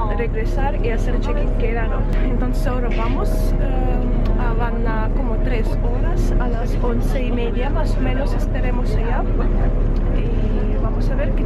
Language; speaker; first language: Spanish; non-native, fluent; Russian